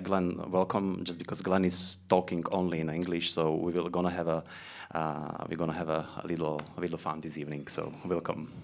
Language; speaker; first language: English; non-native, learner; Slovak